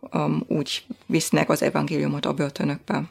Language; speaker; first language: Hungarian; non-native, fluent; German